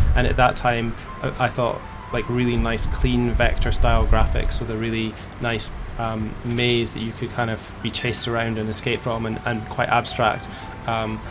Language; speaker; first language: English; native; English